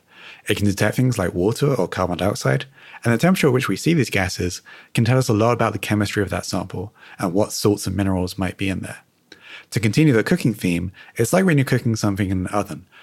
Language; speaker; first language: English; native; English